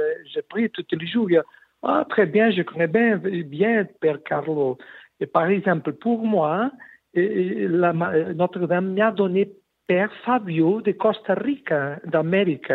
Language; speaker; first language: French; non-native, learner; Portuguese